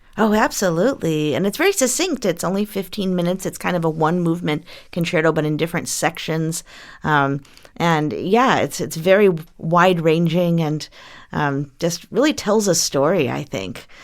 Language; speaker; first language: English; native; English